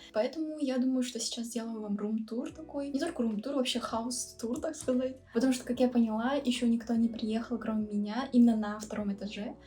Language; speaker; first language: Russian; early bilingual, heritage; Russian